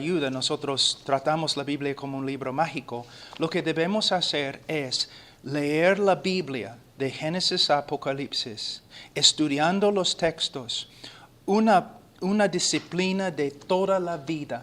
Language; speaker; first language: Spanish; non-native, fluent; English